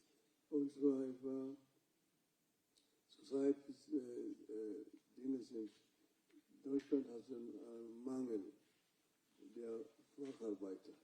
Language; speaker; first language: German; non-native, fluent; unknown